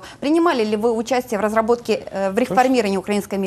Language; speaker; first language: Russian; native; Russian